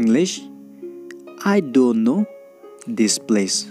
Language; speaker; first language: English; non-native, local second language; Khasi